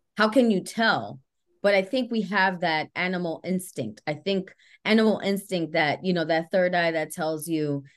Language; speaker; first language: English; native; English